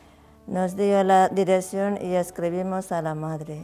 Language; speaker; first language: Spanish; non-native, learner; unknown